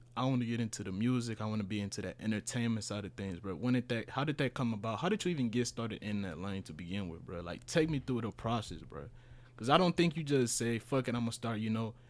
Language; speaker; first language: English; early bilingual, other home language; Spanish